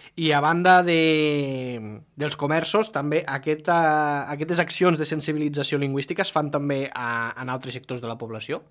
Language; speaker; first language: Catalan; native; Catalan